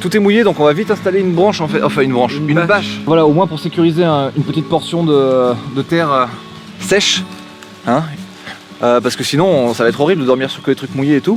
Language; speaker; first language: French; native; French